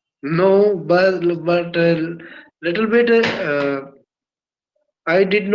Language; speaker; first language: English; non-native, learner; Hindi